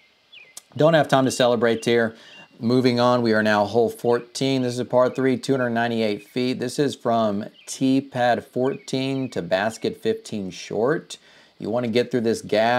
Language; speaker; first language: English; native; English